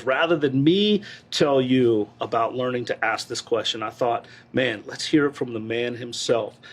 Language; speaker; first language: English; native; English